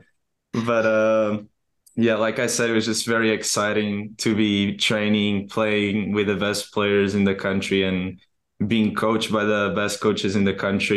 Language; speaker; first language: English; non-native, fluent; Portuguese